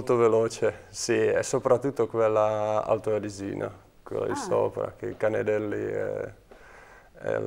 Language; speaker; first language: Italian; non-native, fluent; Czech